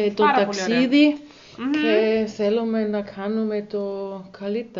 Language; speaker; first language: Greek; non-native, learner; German